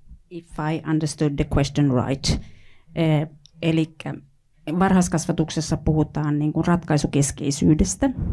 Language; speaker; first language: Finnish; native; Finnish